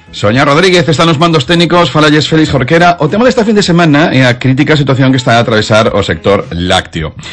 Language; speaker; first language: Galician; non-native, local second language; Spanish